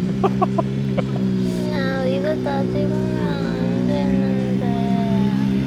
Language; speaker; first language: Korean; non-native, fluent; Dutch